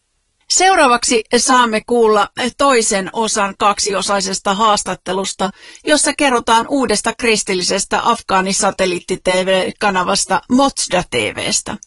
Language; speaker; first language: Finnish; native; Finnish